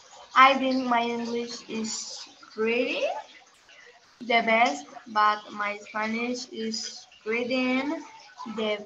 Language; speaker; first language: English; non-native, learner; Spanish